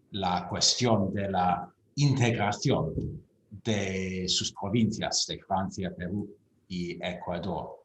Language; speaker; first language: Spanish; non-native, fluent; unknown